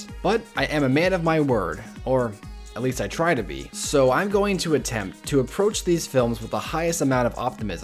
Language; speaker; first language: English; native; English